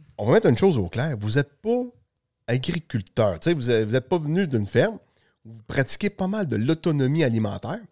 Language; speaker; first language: French; native; French